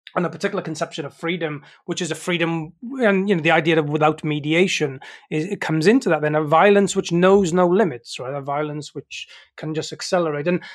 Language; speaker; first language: English; native; English